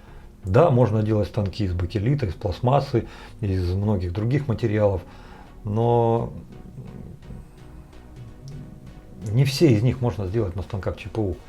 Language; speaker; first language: Russian; native; Russian